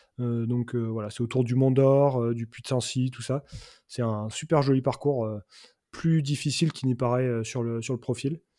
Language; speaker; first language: French; native; French